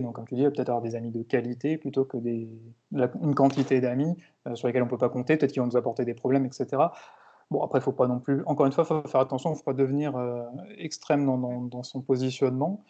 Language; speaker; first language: French; native; French